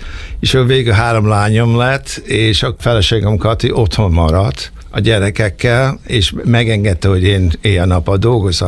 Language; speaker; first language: Hungarian; early bilingual, heritage; Hungarian